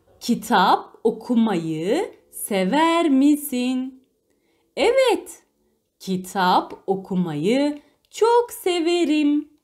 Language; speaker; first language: Turkish; non-native, fluent; Arabic